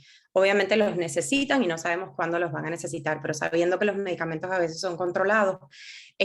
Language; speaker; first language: Spanish; native; Spanish